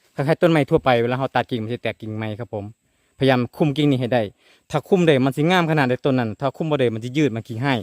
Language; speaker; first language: Thai; native; Thai